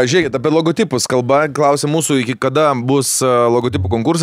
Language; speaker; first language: Lithuanian; native; Lithuanian